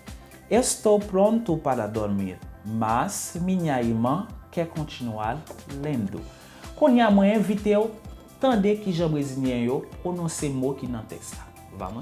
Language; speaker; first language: Portuguese; non-native, learner; Haitian Creole